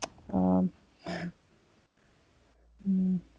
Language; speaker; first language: Korean; non-native, learner; Latvian